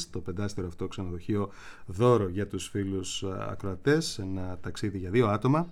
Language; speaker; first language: Greek; native; Greek